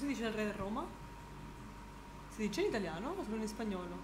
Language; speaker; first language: Italian; non-native, fluent; Spanish